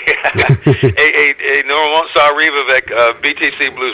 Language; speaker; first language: French; non-native, learner; English